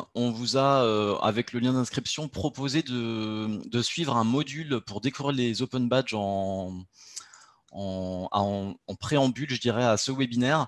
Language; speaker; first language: French; native; French